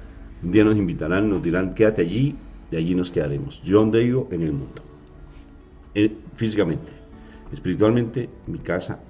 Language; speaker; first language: Spanish; native; Spanish